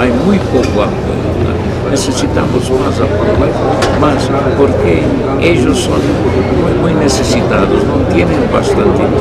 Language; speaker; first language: Spanish; non-native, fluent; Hungarian